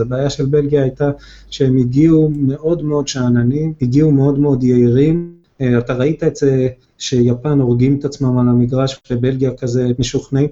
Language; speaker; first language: Hebrew; native; Hebrew